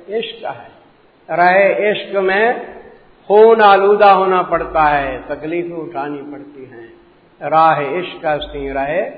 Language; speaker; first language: Urdu; non-native, local second language; Punjabi